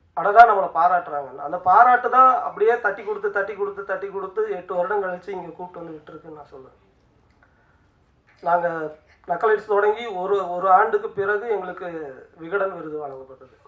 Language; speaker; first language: Tamil; native; Tamil